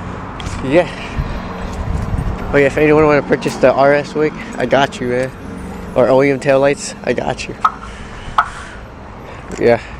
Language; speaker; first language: English; native; English